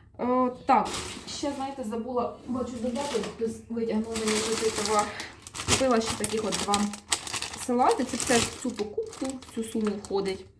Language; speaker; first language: Ukrainian; non-native, local second language; Russian